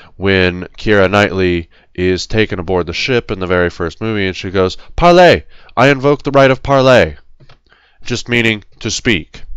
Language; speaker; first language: English; native; English